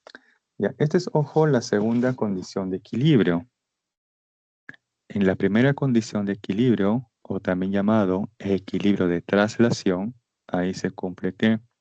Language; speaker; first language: Spanish; native; Spanish